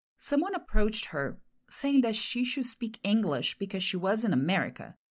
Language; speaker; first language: English; non-native, fluent; Portuguese